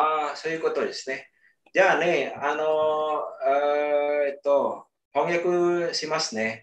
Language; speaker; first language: Japanese; non-native, learner; Indonesian